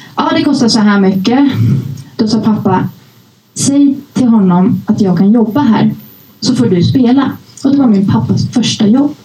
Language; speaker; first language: Swedish; early bilingual, other home language; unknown